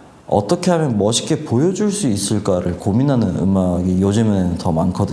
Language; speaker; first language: Korean; native; Korean